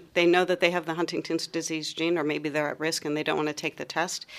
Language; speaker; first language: English; native; English